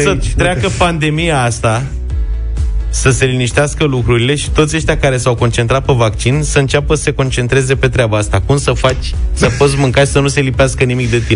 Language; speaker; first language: Romanian; native; Romanian